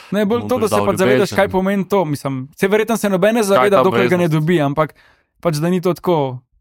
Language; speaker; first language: Slovenian; native; Slovenian